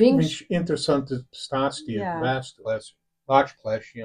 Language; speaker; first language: Latvian; early bilingual, heritage; Latvian